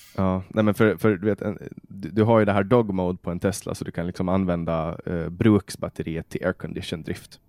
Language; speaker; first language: Swedish; native; Swedish